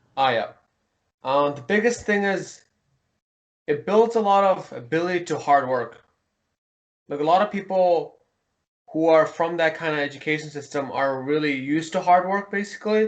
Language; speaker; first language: English; early bilingual, heritage; Mongolian